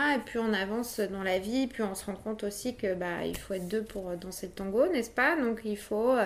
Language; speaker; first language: French; early bilingual, other home language; Polish